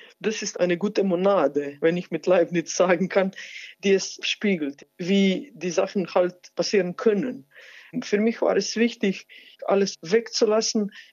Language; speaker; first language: German; non-native, fluent; Slovenian